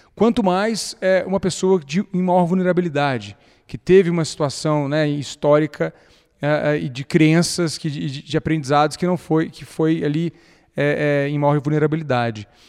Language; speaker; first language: Portuguese; native; Portuguese